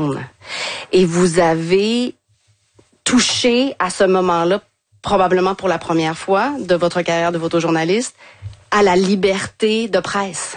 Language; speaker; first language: French; native; French